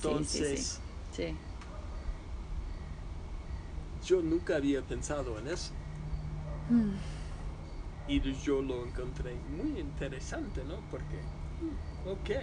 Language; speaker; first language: Spanish; non-native, fluent; English